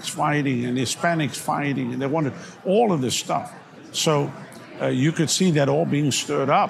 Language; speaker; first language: English; native; English